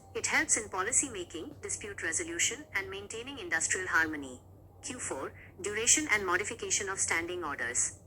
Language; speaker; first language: English; non-native, local second language; Marathi